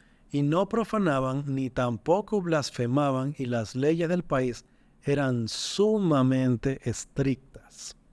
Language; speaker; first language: Spanish; native; Spanish